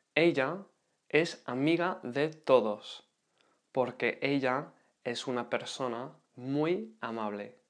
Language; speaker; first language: Spanish; non-native, fluent; English